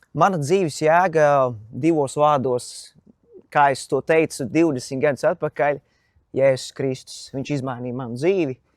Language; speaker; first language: Latvian; native; Latvian